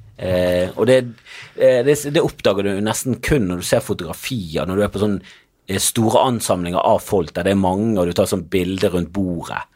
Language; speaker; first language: Norwegian; native; Norwegian